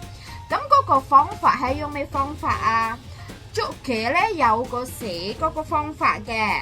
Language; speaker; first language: Cantonese; non-native, fluent; Indonesian